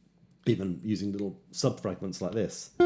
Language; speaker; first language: English; native; English